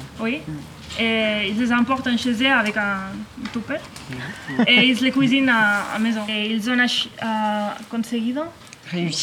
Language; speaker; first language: French; non-native, learner; Catalan